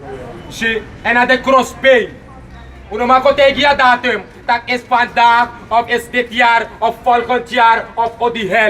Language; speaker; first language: Dutch; non-native, local second language; Sranan Tongo